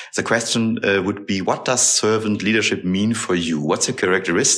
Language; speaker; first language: English; non-native, fluent; German